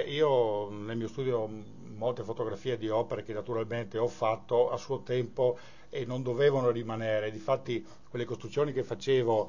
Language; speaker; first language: Italian; native; Italian